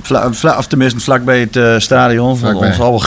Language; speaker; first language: Dutch; native; Dutch